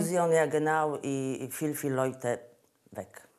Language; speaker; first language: German; non-native, learner; Polish